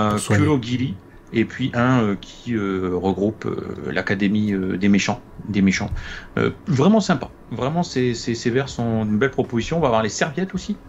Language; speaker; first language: French; native; French